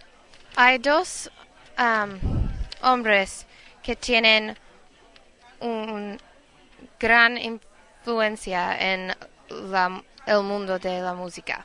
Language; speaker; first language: Spanish; non-native, learner; English